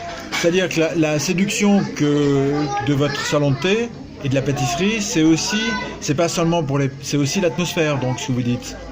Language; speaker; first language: French; native; French